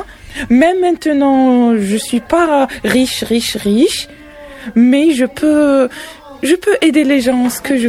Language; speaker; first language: French; non-native, local second language; Arabic